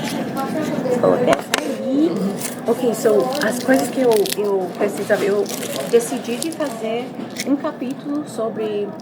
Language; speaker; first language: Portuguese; early bilingual, heritage; Portuguese